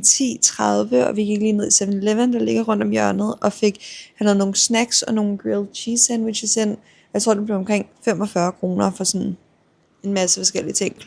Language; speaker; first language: Danish; native; Danish